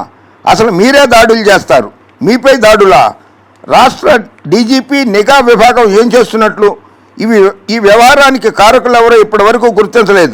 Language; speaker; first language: Telugu; native; Telugu